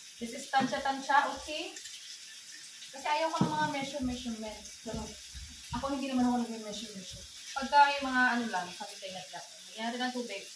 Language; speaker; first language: Filipino; native; Filipino